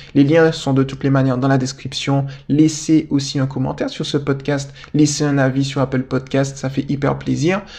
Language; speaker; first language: French; native; French